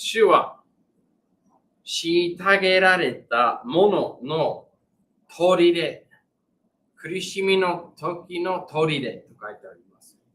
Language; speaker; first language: Japanese; non-native, fluent; English